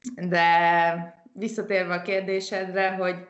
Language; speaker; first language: Hungarian; early bilingual, heritage; Hungarian